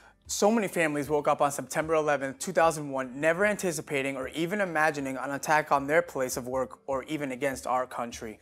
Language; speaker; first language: English; early bilingual, other home language; Spanish